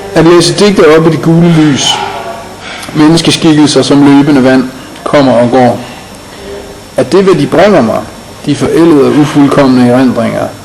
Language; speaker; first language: Danish; native; Danish